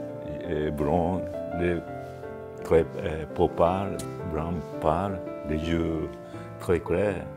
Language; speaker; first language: French; non-native, fluent; Japanese